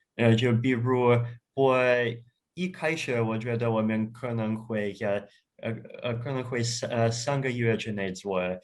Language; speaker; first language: Chinese; non-native, fluent; Russian